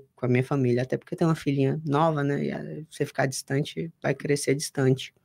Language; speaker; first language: Portuguese; native; Portuguese